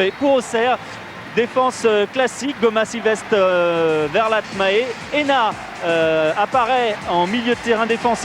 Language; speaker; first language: French; native; French